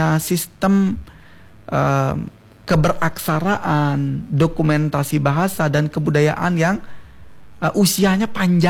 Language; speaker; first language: Indonesian; non-native, local second language; Balinese